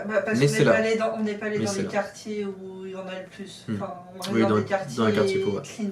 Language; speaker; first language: French; native; French